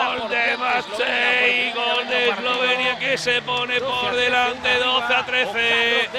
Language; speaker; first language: Spanish; native; Spanish